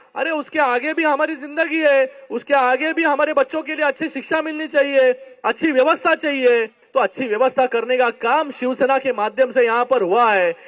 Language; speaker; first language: Hindi; non-native, local second language; Marathi